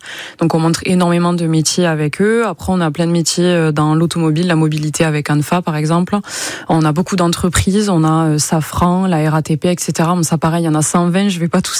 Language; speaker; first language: French; native; French